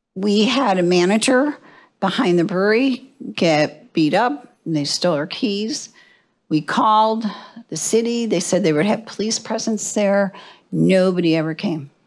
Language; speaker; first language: English; native; English